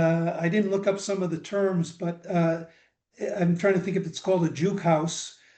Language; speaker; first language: English; native; English